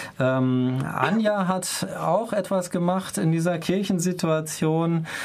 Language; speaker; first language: German; native; German